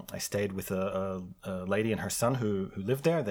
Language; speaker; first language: English; native; English